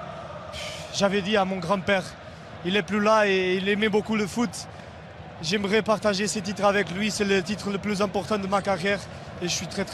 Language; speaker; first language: French; non-native, fluent; Portuguese